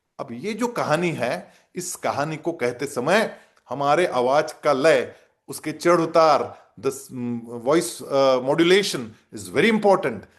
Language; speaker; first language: Hindi; non-native, local second language; Marathi